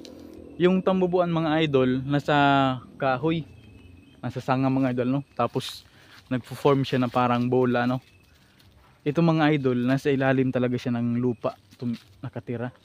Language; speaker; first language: Filipino; native; Filipino